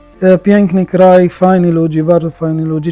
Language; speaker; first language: Polish; non-native, learner; Arabic